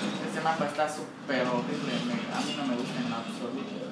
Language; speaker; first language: Spanish; native; Spanish